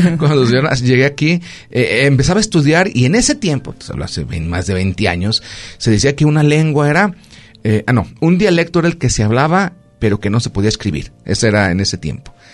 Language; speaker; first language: Spanish; native; Spanish